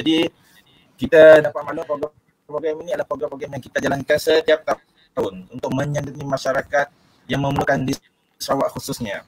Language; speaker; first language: Malay; native; Malay